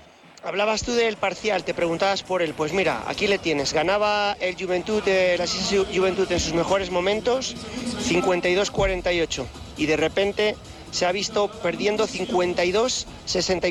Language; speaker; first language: Spanish; native; Spanish